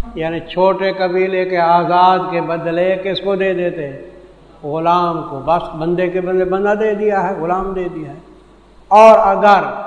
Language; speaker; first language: Urdu; non-native, local second language; Saraiki